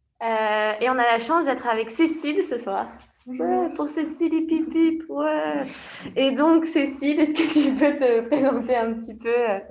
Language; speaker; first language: French; native; French